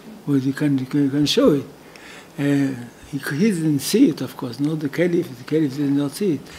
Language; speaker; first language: English; non-native, fluent; Hebrew